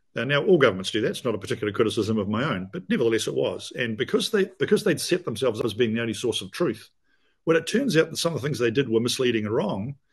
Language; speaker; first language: English; native; English